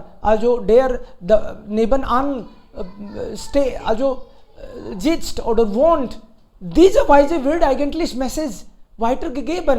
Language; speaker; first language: German; non-native, fluent; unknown